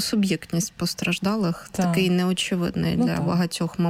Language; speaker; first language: Ukrainian; native; Ukrainian